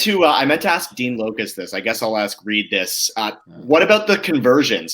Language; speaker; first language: English; native; English